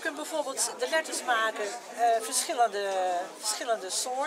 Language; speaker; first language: Dutch; non-native, fluent; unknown